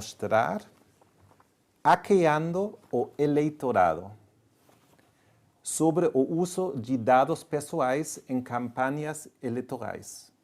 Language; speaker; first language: Portuguese; non-native, fluent; German